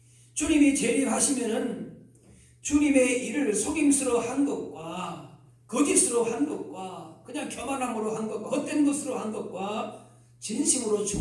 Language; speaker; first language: Korean; native; Korean